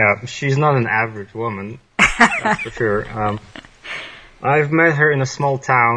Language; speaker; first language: English; non-native, fluent; Polish